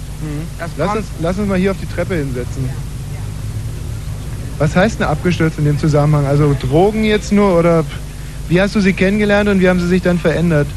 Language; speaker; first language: German; native; German